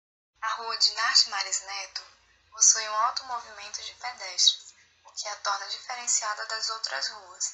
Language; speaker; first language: Portuguese; native; Portuguese